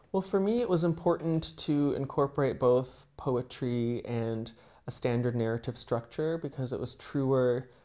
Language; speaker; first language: English; native; English